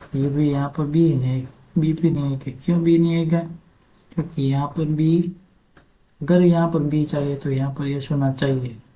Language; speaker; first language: Hindi; non-native, local second language; Gujarati